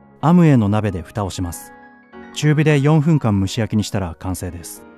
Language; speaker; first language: Japanese; native; Japanese